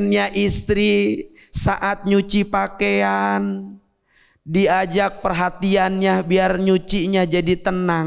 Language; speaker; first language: Indonesian; native; Indonesian